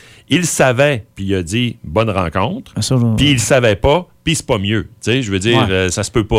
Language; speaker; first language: French; native; French